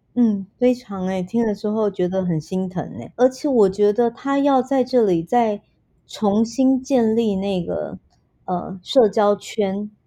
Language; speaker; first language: Chinese; native; Chinese